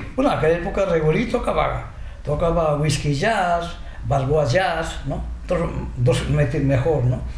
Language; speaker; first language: Spanish; non-native, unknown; Japanese